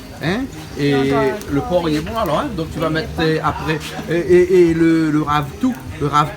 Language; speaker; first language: French; native; French